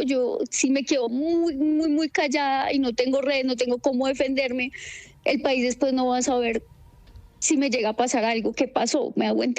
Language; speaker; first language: Spanish; native; Spanish